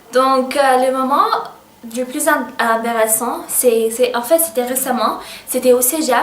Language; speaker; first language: French; early bilingual, other home language; Arabic